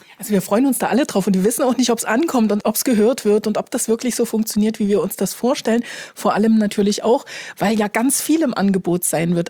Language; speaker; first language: German; native; German